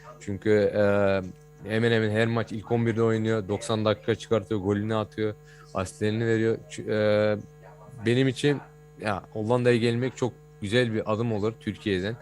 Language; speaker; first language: Turkish; early bilingual, heritage; Turkish